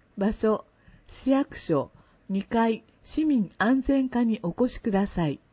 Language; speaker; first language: Japanese; native; Japanese